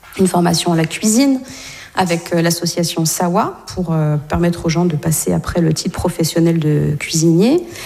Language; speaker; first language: French; native; French